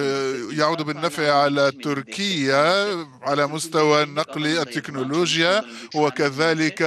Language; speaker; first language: Arabic; non-native, fluent; Turkish